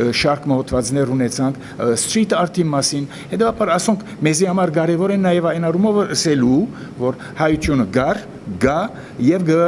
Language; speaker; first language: Armenian; native; Armenian